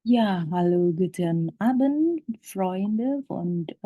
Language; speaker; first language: German; non-native, learner; Indonesian